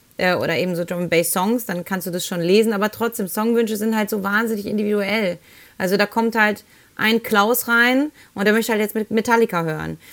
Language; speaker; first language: German; early bilingual, other home language; Spanish